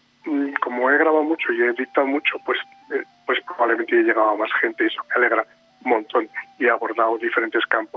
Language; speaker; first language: Spanish; native; Spanish